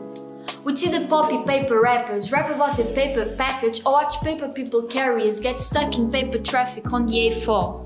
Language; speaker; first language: English; non-native, learner; Portuguese